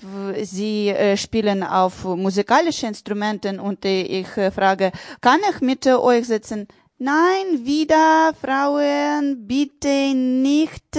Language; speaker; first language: German; non-native, learner; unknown